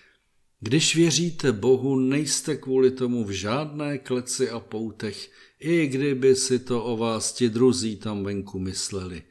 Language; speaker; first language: Czech; native; Czech